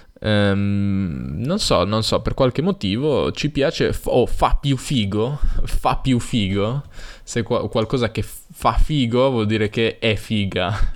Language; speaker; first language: Italian; native; Italian